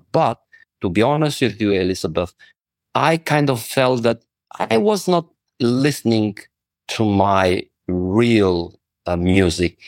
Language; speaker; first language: English; non-native, fluent; Albanian